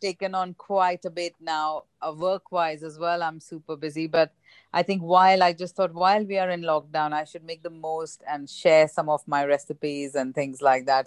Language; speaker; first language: English; non-native, local second language; Gujarati